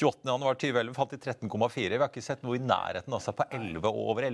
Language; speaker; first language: Norwegian; native; Norwegian